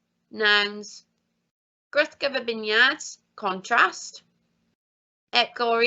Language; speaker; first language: Welsh; non-native, fluent; English